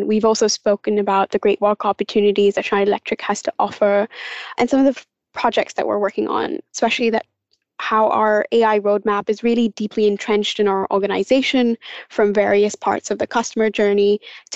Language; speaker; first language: English; non-native, local second language; Cantonese